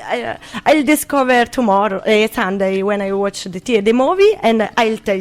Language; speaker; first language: English; non-native, learner; Italian